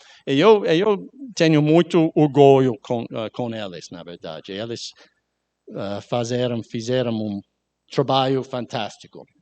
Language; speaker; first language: Portuguese; non-native, learner; English